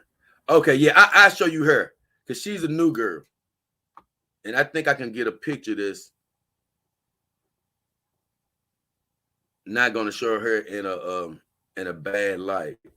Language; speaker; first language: English; native; English